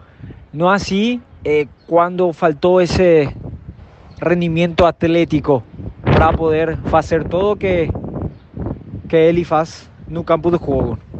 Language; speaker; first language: Portuguese; non-native, learner; Spanish